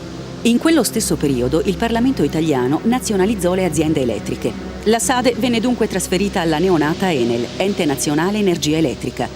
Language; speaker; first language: Italian; native; Italian